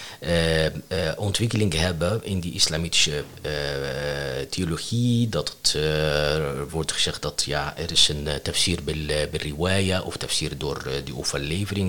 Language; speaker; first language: Dutch; non-native, fluent; Arabic